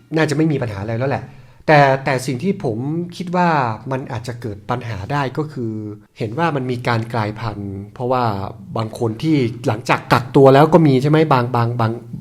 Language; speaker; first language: Thai; native; Thai